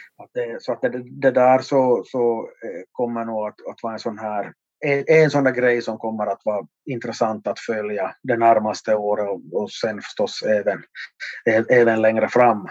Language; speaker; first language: Swedish; native; Swedish